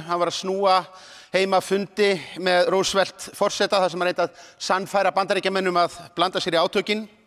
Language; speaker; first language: Icelandic; native; Icelandic